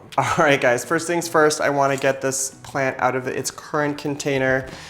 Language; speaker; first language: English; native; English